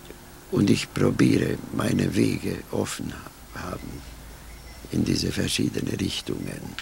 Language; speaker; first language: German; non-native, fluent; Hungarian